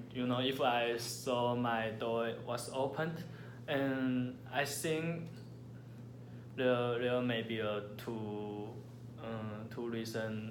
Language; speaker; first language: English; non-native, learner; Chinese